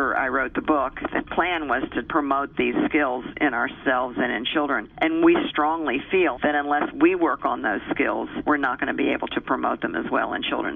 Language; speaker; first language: English; native; English